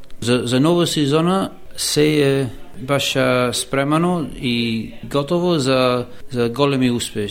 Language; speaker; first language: Macedonian; early bilingual, heritage; Macedonian